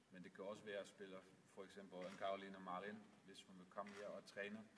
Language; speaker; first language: Danish; non-native, fluent; Dutch